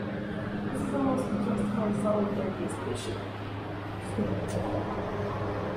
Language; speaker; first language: English; non-native, learner; Spanish